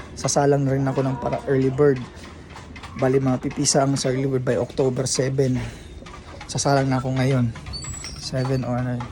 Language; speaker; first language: Filipino; non-native, local second language; Cebuano